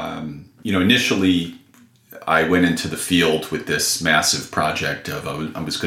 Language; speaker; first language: English; native; English